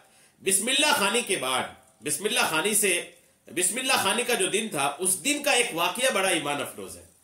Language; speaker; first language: Urdu; native; Urdu